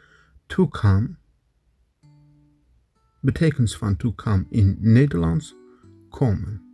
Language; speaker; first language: Dutch; non-native, learner; Kurdish